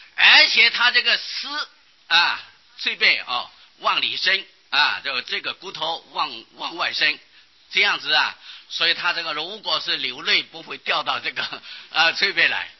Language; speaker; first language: Chinese; non-native, local second language; Hakka Chinese